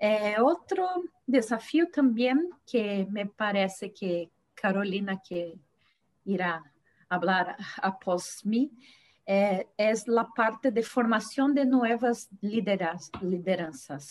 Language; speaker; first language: Spanish; non-native, fluent; Portuguese